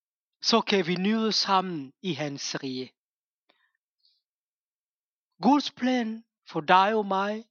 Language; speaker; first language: Danish; non-native, fluent; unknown